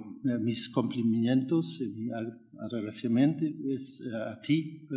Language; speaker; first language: Spanish; non-native, fluent; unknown